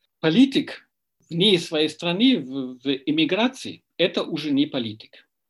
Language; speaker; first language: Russian; non-native, fluent; German